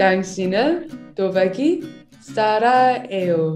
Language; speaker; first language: Korean; non-native, learner; Danish